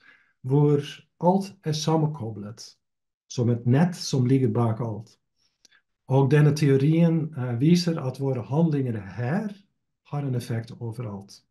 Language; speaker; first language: Norwegian; non-native, fluent; Dutch